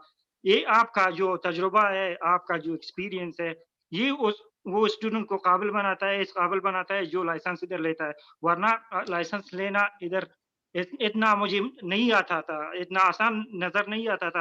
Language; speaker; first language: Hindi; non-native, learner; Pashto